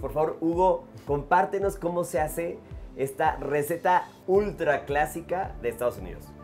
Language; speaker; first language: Spanish; native; Spanish